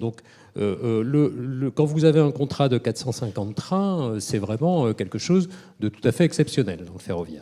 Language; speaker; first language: French; native; French